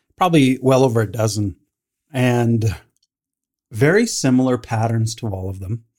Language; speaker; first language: English; native; English